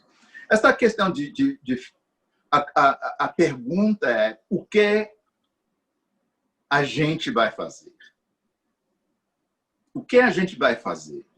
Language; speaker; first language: Portuguese; non-native, fluent; English